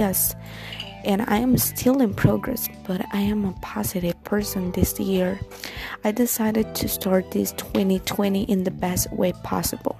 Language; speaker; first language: English; non-native, learner; Spanish